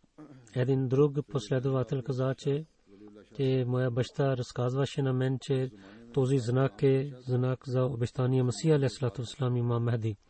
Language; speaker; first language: Bulgarian; non-native, fluent; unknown